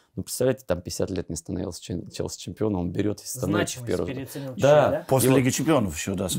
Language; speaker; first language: Russian; native; Russian